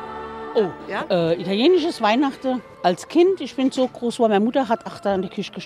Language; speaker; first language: German; non-native, learner; Italian